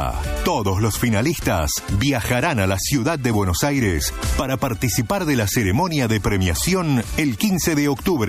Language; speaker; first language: Spanish; native; Spanish